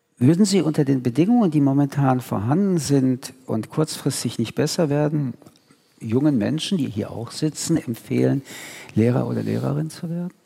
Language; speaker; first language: German; early bilingual, other home language; French